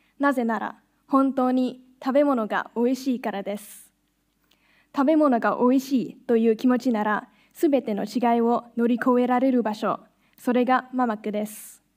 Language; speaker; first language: Japanese; non-native, fluent; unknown